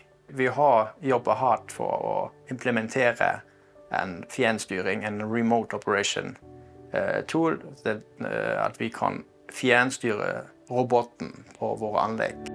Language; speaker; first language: Norwegian; non-native, fluent; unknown